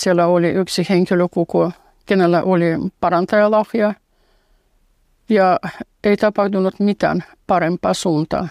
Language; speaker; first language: Finnish; non-native, fluent; Russian